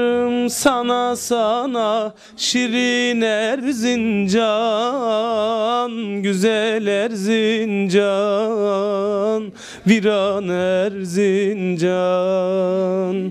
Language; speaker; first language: Turkish; native; Turkish